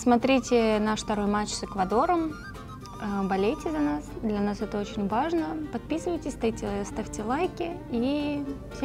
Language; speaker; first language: Russian; native; Russian